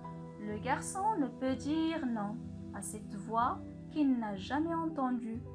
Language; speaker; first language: French; non-native, local second language; Arabic